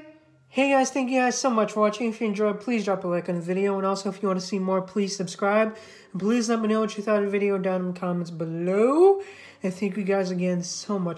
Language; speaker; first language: English; native; English